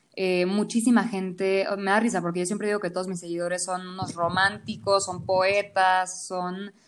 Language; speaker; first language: Spanish; native; Spanish